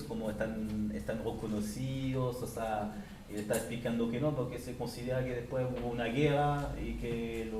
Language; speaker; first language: Spanish; native; Spanish